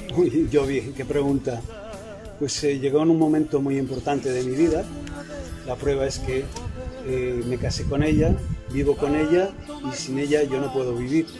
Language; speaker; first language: Spanish; native; Spanish